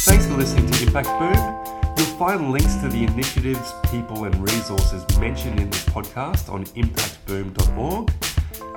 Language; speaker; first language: English; native; English